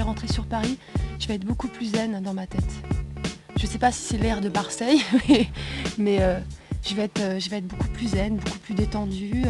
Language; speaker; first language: French; native; French